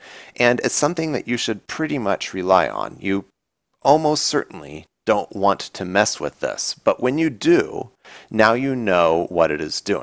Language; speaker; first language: English; native; English